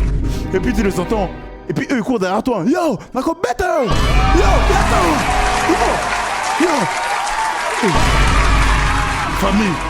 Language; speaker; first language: French; native; French